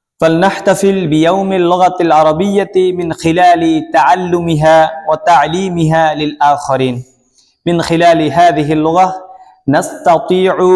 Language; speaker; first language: Arabic; non-native, learner; Bangla